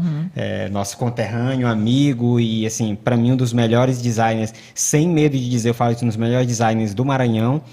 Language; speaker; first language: Portuguese; native; Portuguese